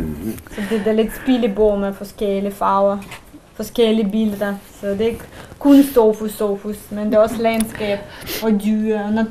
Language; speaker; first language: Danish; non-native, learner; Russian